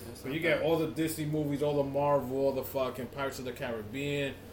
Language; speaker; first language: English; native; English